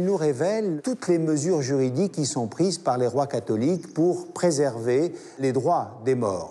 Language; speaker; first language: French; native; French